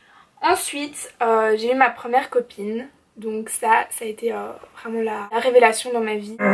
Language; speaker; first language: French; native; French